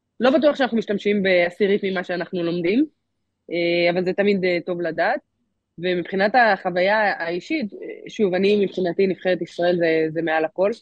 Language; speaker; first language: Hebrew; native; Hebrew